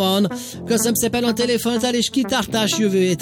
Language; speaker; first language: Hungarian; non-native, fluent; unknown